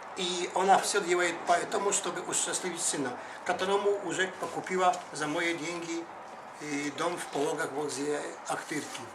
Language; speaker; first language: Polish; non-native, learner; Russian